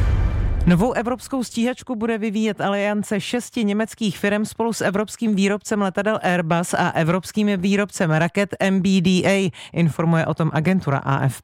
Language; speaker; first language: Czech; native; Czech